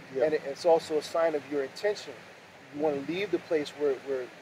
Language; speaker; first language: English; native; English